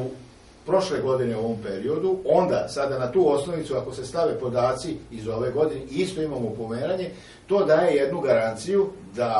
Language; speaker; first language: Serbian; native; Serbian